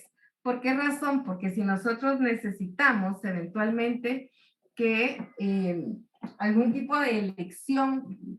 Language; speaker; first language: Spanish; native; Spanish